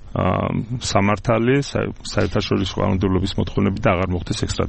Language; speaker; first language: Georgian; native; Georgian